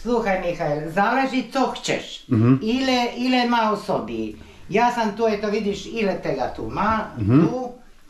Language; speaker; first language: Polish; non-native, learner; Croatian